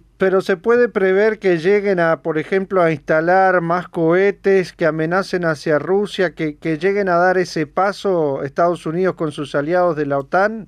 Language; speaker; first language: Spanish; native; Spanish